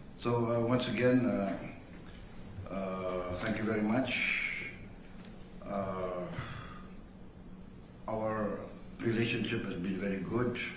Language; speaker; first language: English; non-native, fluent; Indonesian